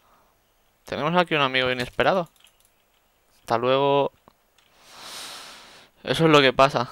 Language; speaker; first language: Spanish; native; Spanish